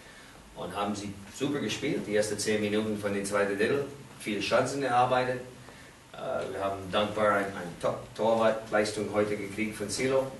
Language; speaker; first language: German; non-native, fluent; English